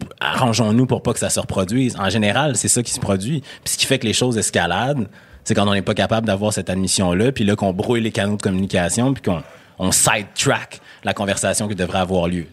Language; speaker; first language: French; native; French